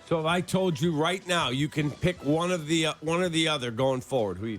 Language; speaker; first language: English; native; English